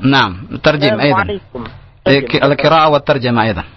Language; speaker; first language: Arabic; non-native, fluent; Indonesian